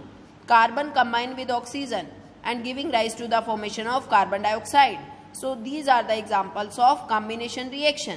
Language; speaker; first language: English; non-native, local second language; Hindi